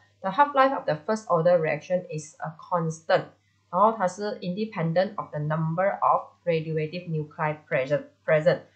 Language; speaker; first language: English; non-native, local second language; Chinese